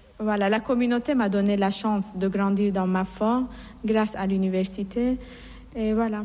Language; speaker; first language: French; non-native, fluent; Persian